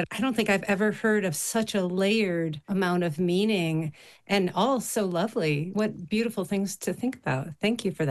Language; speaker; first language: English; native; English